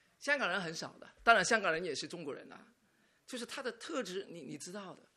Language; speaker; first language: Chinese; non-native, local second language; Cantonese